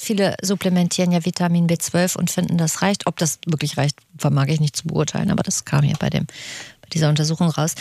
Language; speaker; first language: German; native; German